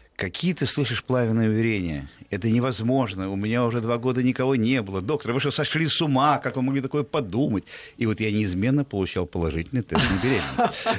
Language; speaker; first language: Russian; native; Russian